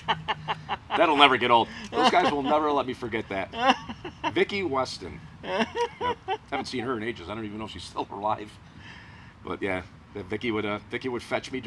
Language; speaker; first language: English; native; English